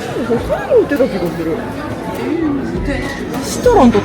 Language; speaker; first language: Japanese; native; Japanese